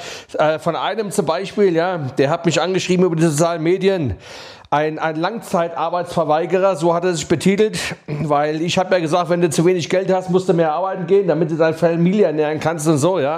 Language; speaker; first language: German; native; German